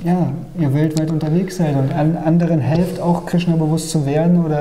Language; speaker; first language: German; native; German